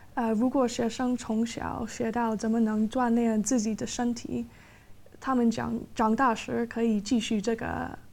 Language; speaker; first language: Chinese; non-native, fluent; English